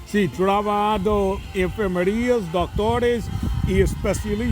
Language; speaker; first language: Spanish; non-native, learner; English